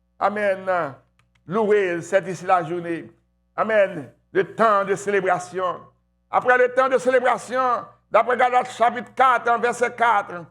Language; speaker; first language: French; non-native, local second language; Haitian Creole